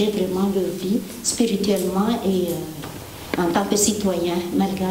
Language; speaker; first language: French; non-native, local second language; Malagasy